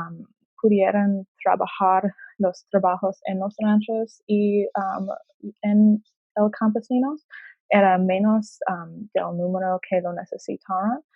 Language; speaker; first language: Spanish; non-native, learner; English